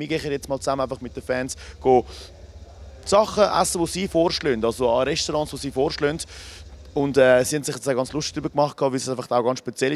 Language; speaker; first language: German; native; German